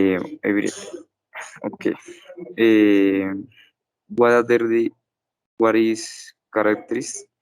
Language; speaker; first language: English; non-native, learner; Spanish